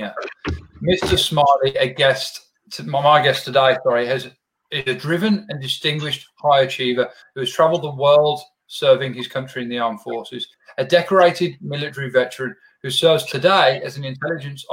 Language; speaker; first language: English; native; English